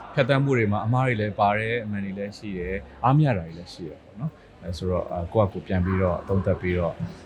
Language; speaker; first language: Burmese; native; Burmese